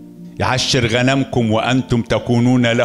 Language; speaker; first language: Arabic; native; Arabic